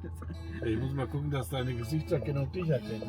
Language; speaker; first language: German; native; German